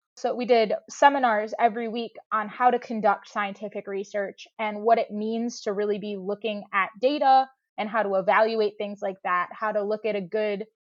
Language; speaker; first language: English; native; English